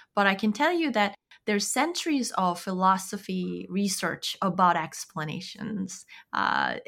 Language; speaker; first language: English; non-native, fluent; Korean